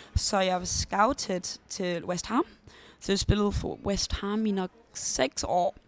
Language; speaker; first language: Danish; early bilingual, heritage; Danish